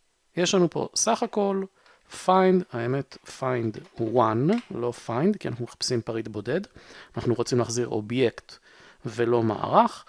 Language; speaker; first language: Hebrew; native; Hebrew